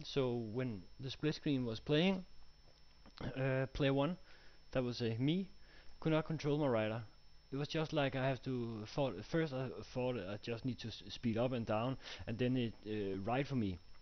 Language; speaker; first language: English; non-native, fluent; Danish